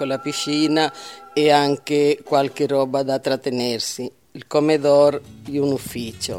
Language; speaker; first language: Italian; early bilingual, heritage; Italian